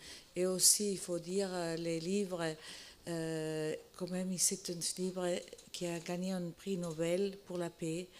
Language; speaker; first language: French; non-native, fluent; Italian